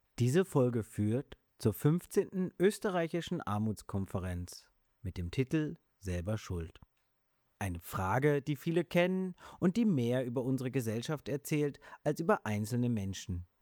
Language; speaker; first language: German; native; German